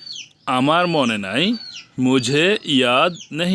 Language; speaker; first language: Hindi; non-native, learner; Bangla